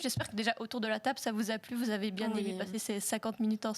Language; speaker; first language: French; native; French